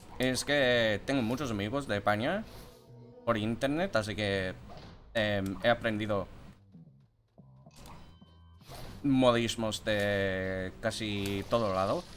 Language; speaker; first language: Spanish; non-native, fluent; English